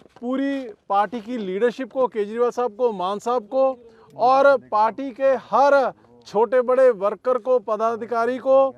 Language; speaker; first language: Hindi; non-native, local second language; Punjabi